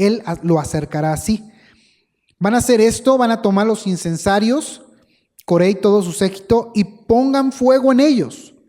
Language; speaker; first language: Spanish; native; Spanish